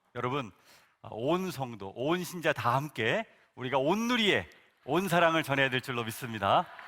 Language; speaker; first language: Korean; native; Korean